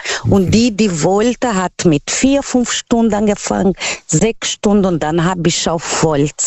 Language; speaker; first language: German; non-native, learner; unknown